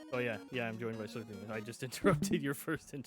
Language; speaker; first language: English; native; English